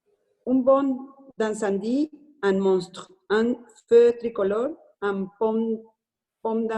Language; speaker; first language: French; non-native, learner; Spanish